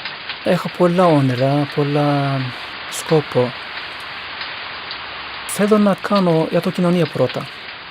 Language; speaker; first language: Greek; non-native, learner; Turkish